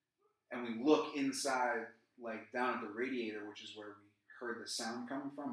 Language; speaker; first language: English; native; English